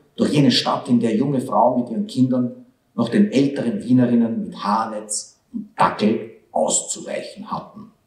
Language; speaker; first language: German; early bilingual, other home language; Hebrew